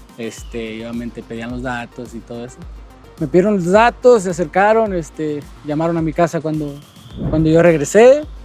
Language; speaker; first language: Spanish; native; Spanish